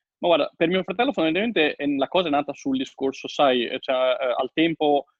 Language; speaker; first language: Italian; native; Italian